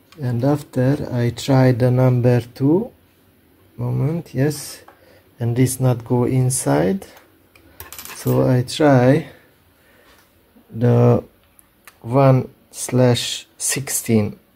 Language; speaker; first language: English; non-native, learner; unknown